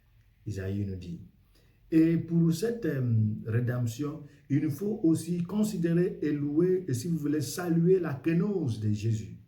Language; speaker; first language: French; non-native, fluent; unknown